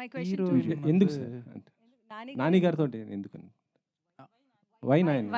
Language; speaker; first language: Telugu; native; Telugu